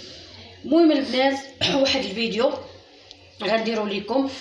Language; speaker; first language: Arabic; native; Arabic